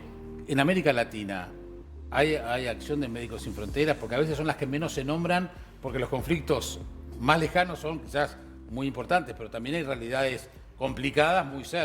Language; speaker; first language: Spanish; native; Spanish